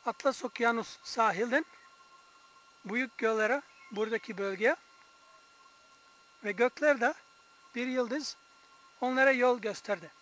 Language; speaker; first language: Turkish; non-native, fluent; English